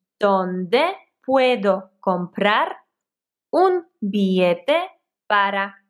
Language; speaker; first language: Spanish; non-native, fluent; Polish